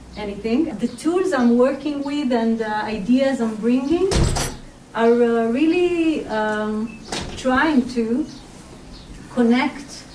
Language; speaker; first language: English; non-native, fluent; Hebrew